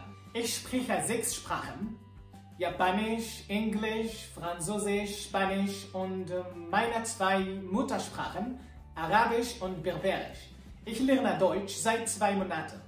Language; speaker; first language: German; non-native, learner; Arabic